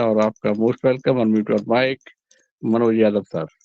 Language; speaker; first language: Hindi; native; Hindi